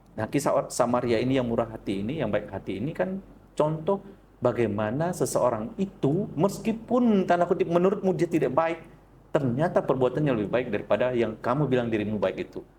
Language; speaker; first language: Indonesian; native; Indonesian